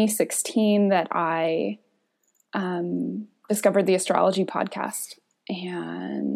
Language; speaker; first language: English; native; English